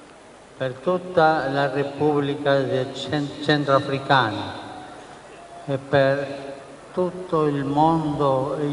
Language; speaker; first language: Italian; non-native, fluent; Spanish